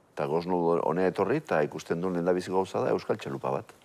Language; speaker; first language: Basque; native; Basque